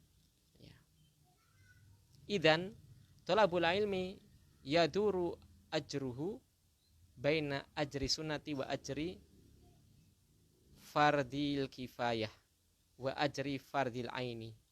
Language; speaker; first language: Arabic; non-native, fluent; Indonesian